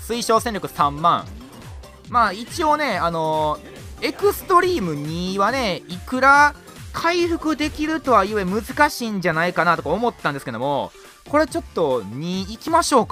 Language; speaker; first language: Japanese; native; Japanese